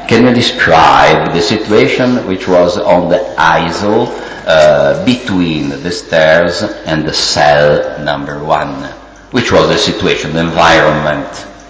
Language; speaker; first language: English; non-native, fluent; Italian